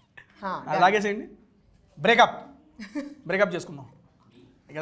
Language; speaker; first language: Telugu; native; Telugu